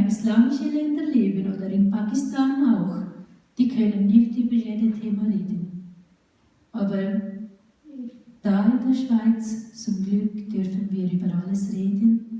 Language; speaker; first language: German; non-native, fluent; Urdu